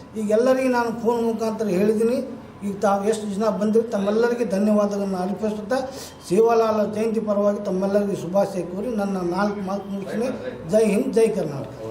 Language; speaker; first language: Kannada; native; Kannada